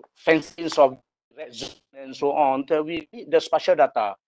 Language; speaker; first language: English; non-native, local second language; Malay